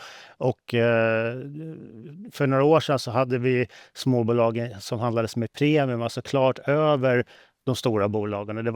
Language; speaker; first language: Swedish; native; Swedish